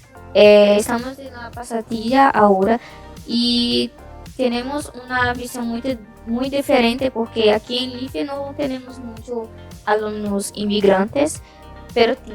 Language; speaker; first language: Spanish; non-native, learner; Portuguese